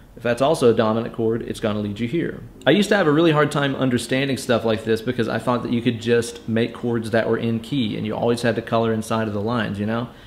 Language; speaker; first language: English; native; English